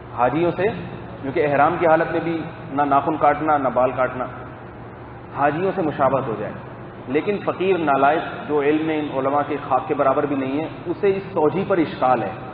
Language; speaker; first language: Urdu; native; Urdu